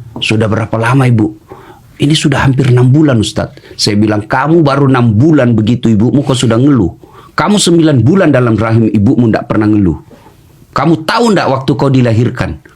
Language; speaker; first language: Indonesian; non-native, local second language; Buginese